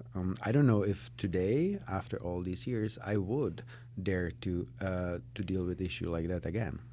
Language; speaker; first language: English; non-native, fluent; Czech